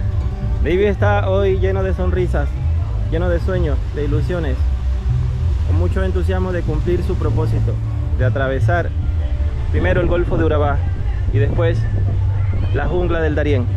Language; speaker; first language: Spanish; native; Spanish